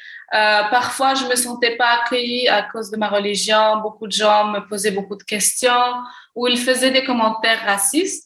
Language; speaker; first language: French; non-native, local second language; Arabic